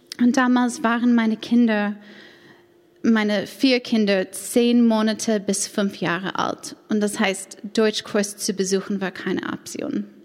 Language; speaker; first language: German; non-native, fluent; English